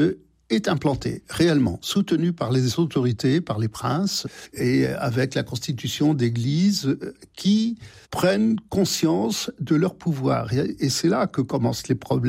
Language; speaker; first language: French; native; French